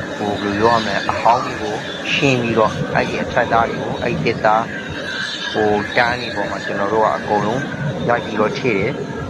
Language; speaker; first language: Burmese; native; Burmese